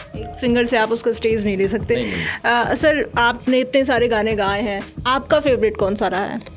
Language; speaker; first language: Hindi; native; Hindi